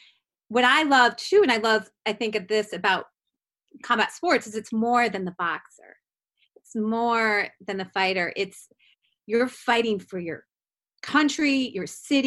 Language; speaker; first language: English; native; English